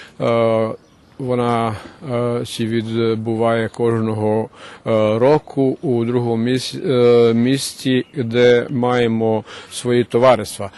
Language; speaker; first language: Ukrainian; early bilingual, heritage; Ukrainian